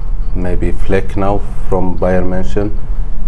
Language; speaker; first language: English; non-native, learner; Arabic